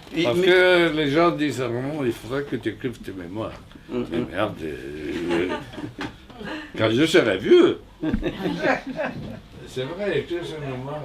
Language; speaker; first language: French; non-native, fluent; Spanish